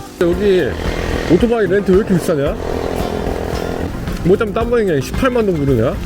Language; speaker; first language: Korean; native; Korean